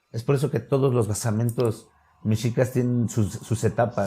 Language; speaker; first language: Spanish; native; Spanish